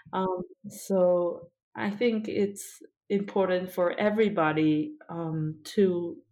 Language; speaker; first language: English; early bilingual, other home language; Korean